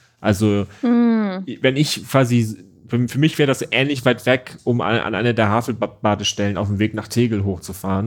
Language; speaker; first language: German; native; German